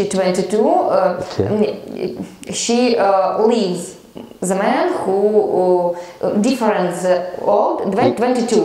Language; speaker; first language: English; non-native, learner; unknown